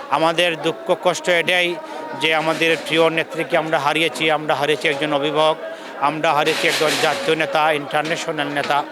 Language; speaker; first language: Bangla; native; Bangla